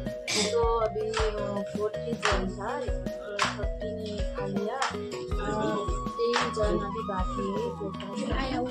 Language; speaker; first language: Hindi; non-native, local second language; Nepali